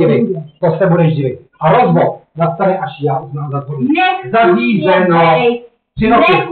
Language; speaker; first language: Czech; native; Czech